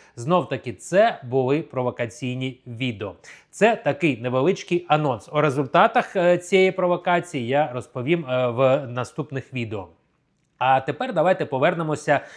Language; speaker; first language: Ukrainian; native; Ukrainian